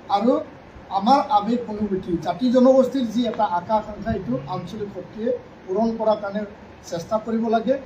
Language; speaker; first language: Assamese; non-native, local second language; Bodo